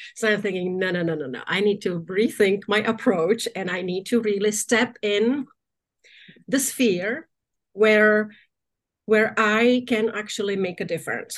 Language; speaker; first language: English; non-native, fluent; Czech